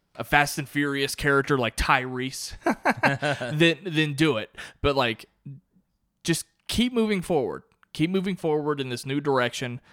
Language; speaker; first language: English; native; English